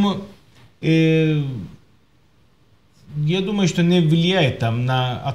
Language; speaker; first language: Russian; non-native, fluent; Turkish